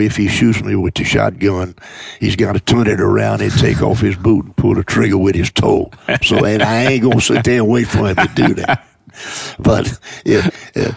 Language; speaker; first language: English; native; English